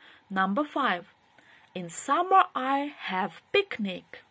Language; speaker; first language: English; non-native, fluent; Ukrainian